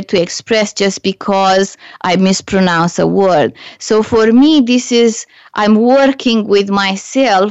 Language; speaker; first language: English; non-native, fluent; Romanian